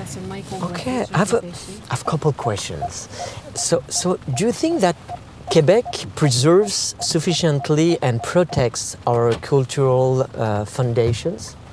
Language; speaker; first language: English; non-native, fluent; French